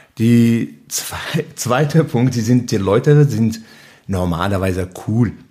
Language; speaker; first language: German; non-native, learner; Arabic